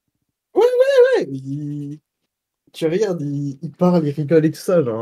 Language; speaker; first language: French; native; French